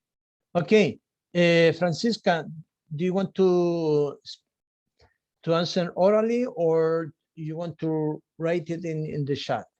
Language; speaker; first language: English; non-native, fluent; Spanish